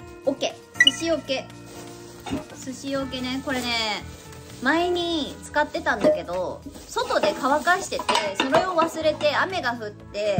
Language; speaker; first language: Japanese; native; Japanese